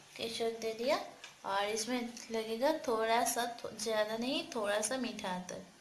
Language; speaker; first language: Hindi; non-native, local second language; Bangla